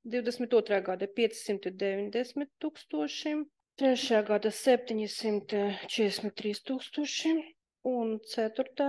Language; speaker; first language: Latvian; non-native, local second language; Russian